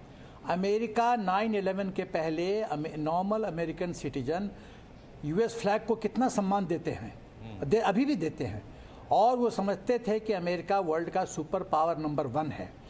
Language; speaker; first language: Hindi; native; Hindi